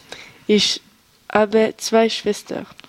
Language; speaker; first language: German; non-native, learner; French